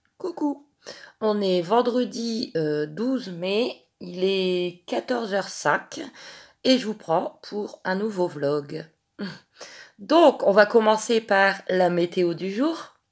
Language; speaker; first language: French; native; French